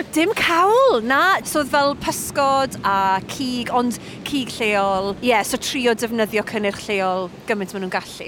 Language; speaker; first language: Welsh; native; Welsh